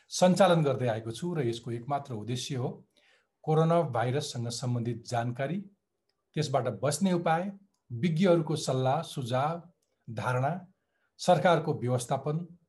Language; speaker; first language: Nepali; native; Nepali